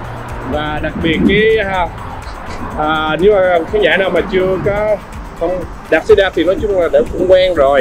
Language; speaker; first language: Vietnamese; early bilingual, heritage; Vietnamese